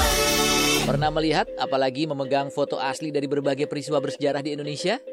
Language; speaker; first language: Indonesian; native; Indonesian